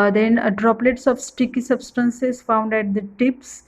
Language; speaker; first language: English; non-native, local second language; Marathi